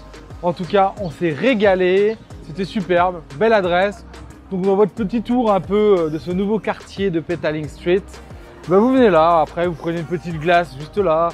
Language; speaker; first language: French; native; French